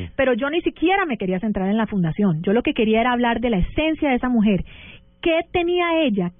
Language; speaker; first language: Spanish; early bilingual, heritage; Spanish